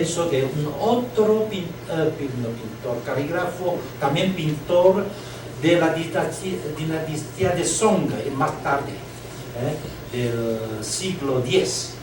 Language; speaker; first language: Spanish; non-native, learner; Chinese